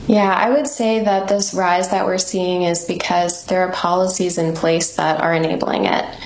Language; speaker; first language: English; native; English